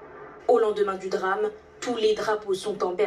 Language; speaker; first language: French; native; French